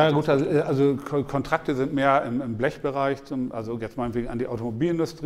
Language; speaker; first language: German; native; German